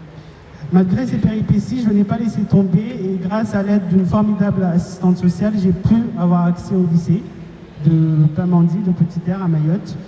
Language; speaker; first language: French; non-native, local second language; Comorian